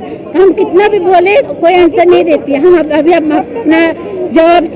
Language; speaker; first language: Hindi; non-native, learner; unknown